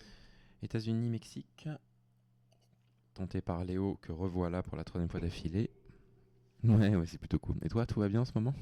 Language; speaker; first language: French; native; French